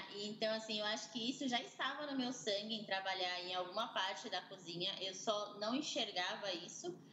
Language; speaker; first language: Portuguese; native; Portuguese